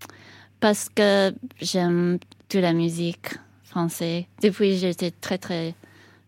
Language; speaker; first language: French; non-native, learner; English